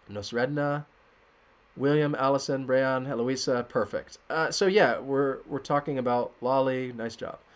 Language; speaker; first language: English; native; English